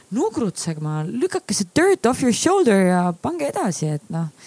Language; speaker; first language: Estonian; native; Estonian